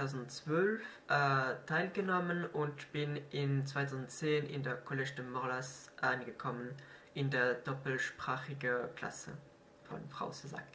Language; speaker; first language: German; non-native, fluent; French